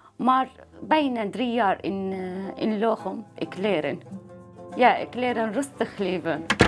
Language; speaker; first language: Dutch; non-native, learner; Arabic